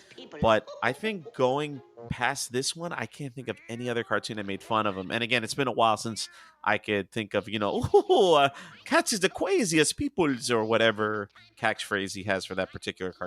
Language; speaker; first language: English; native; English